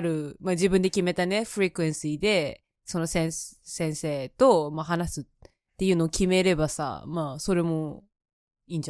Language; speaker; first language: Japanese; native; Japanese